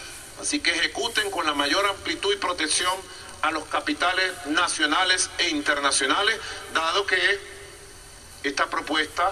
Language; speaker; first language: Spanish; native; Spanish